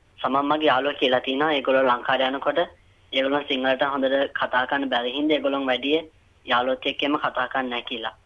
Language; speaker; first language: Sinhala; early bilingual, heritage; Sinhala